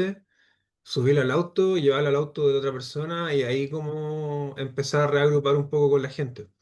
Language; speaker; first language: Spanish; native; Spanish